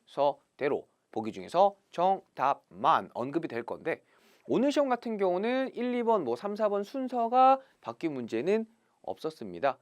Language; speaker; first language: Korean; native; Korean